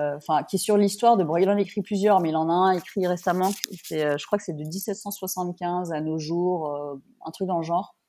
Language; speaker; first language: French; native; French